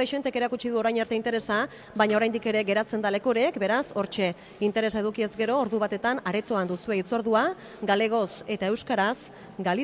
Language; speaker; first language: Basque; native; Basque